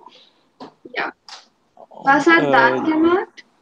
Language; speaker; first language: German; non-native, fluent; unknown